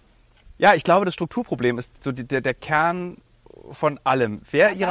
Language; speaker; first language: German; native; German